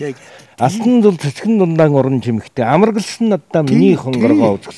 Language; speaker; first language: Mongolian; native; Mongolian